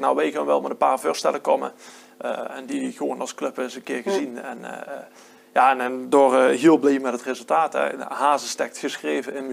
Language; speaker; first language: Dutch; native; Dutch